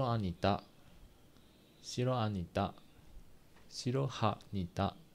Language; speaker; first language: Korean; non-native, learner; Chinese